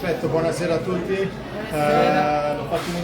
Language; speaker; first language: Italian; native; Italian